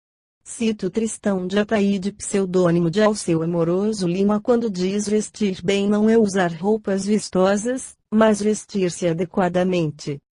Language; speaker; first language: Portuguese; native; Portuguese